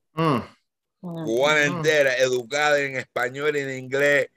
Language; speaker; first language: English; native; English